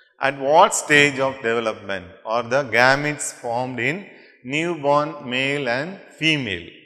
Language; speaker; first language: English; non-native, local second language; Tamil